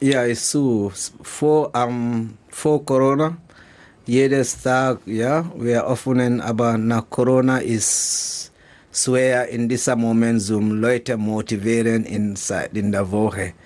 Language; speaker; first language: German; non-native, learner; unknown